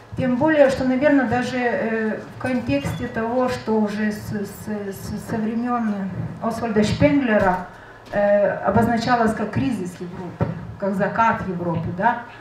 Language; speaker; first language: Russian; non-native, local second language; Lithuanian